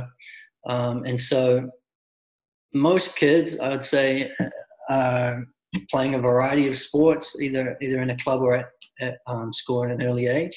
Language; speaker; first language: English; native; English